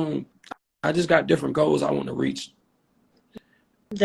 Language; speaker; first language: English; native; English